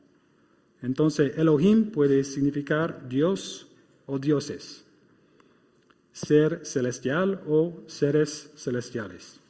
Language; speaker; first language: Spanish; non-native, fluent; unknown